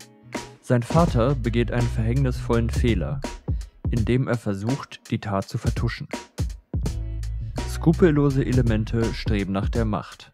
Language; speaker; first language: German; native; German